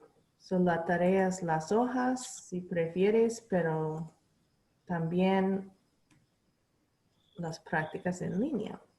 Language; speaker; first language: Spanish; non-native, learner; English